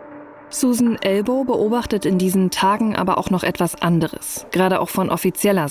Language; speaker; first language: German; native; German